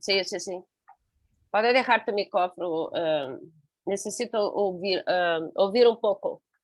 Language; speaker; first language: Portuguese; non-native, learner; Spanish